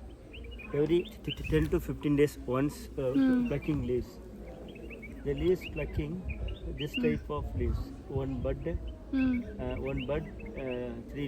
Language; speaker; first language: English; non-native, learner; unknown